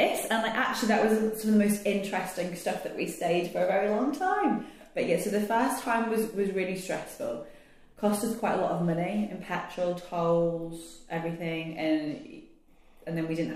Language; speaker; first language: English; native; English